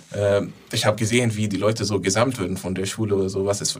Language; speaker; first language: German; non-native, fluent; Arabic